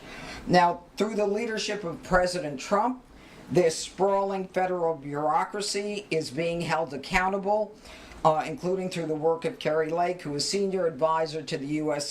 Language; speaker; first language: English; native; English